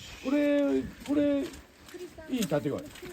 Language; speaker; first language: Japanese; native; Japanese